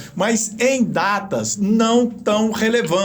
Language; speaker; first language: Portuguese; native; Portuguese